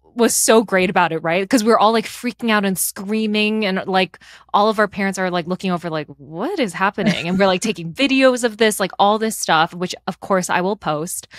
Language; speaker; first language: English; native; English